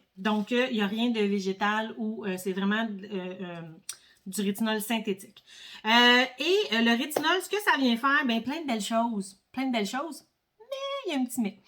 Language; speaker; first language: French; native; French